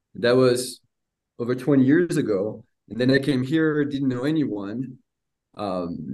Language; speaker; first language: English; non-native, fluent; French